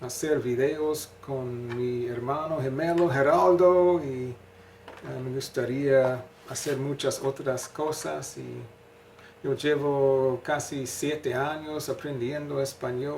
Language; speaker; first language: Spanish; non-native, learner; English